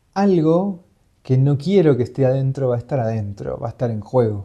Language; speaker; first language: Spanish; native; Spanish